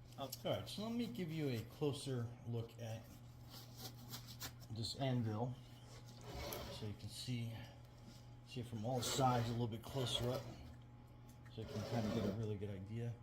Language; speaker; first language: English; native; English